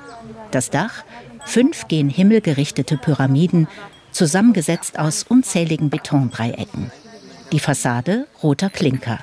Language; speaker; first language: German; native; German